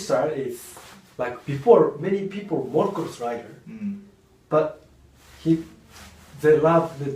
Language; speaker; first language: English; non-native, learner; Japanese